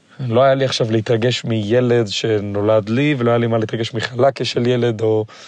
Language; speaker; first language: Hebrew; non-native, local second language; Yiddish